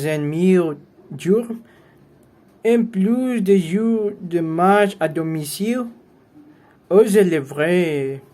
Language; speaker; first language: French; non-native, learner; Spanish